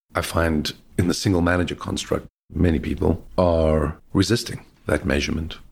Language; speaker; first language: English; native; English